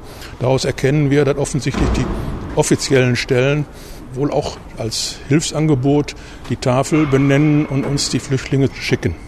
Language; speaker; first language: German; native; German